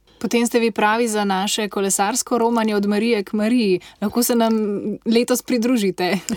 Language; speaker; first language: Slovenian; native; Slovenian